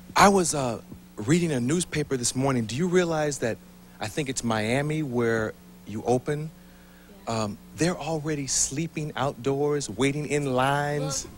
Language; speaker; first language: English; native; English